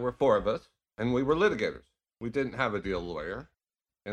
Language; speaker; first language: English; native; English